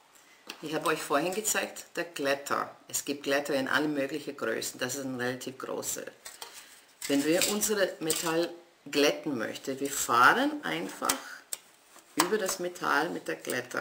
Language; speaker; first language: German; non-native, fluent; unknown